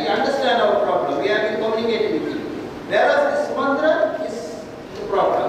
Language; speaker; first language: English; non-native, local second language; Tamil